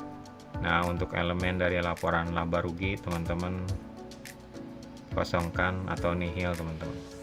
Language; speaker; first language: Indonesian; native; Indonesian